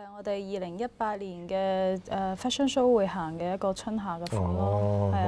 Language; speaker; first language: Chinese; native; Chinese